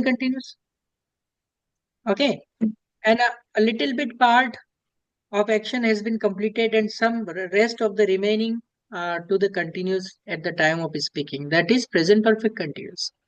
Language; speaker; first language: English; non-native, local second language; Hindi